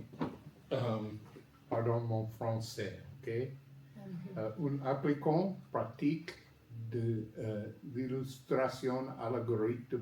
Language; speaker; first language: French; non-native, learner; English